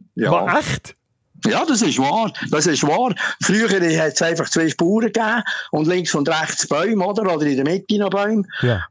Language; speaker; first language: German; native; German